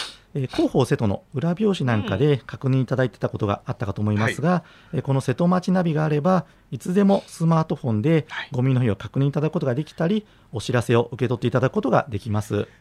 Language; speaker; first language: Japanese; native; Japanese